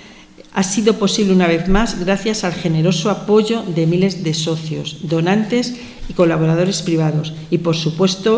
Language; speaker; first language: Spanish; native; Spanish